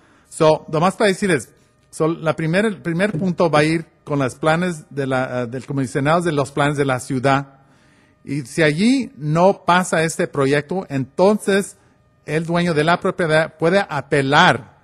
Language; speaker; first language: Spanish; early bilingual, heritage; Spanish